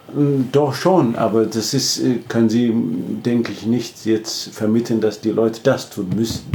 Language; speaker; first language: German; non-native, fluent; Amharic